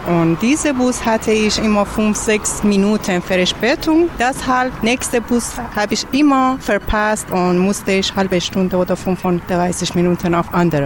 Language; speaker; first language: German; non-native, learner; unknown